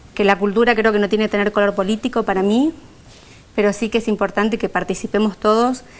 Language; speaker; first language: Spanish; native; Spanish